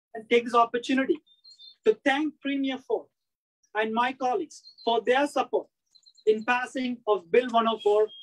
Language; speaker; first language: English; early bilingual, other home language; Tamil